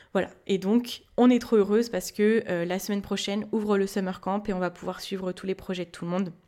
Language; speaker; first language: French; native; French